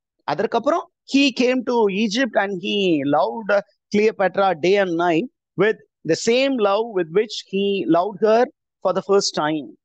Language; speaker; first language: English; non-native, local second language; Tamil